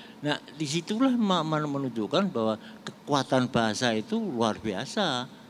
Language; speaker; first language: Indonesian; non-native, local second language; Javanese